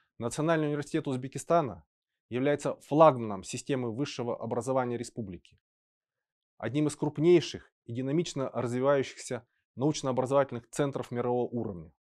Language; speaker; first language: Russian; native; Russian